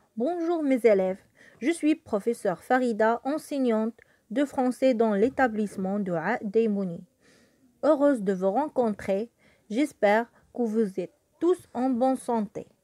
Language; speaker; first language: French; non-native, local second language; Arabic